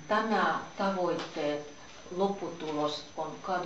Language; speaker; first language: Finnish; non-native, learner; Russian